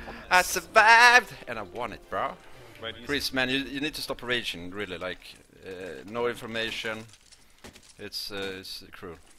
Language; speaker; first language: English; non-native, fluent; Swedish